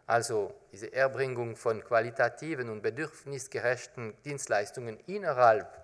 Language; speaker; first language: German; non-native, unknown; French